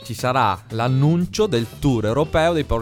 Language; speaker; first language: Italian; native; Italian